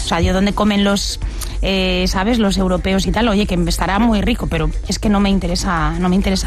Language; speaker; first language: Spanish; native; Spanish